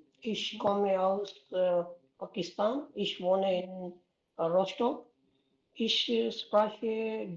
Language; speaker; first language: German; non-native, learner; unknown